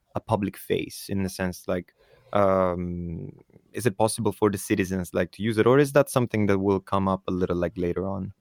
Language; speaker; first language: English; non-native, fluent; Italian